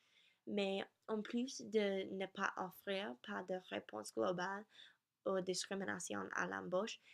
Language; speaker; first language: French; non-native, learner; English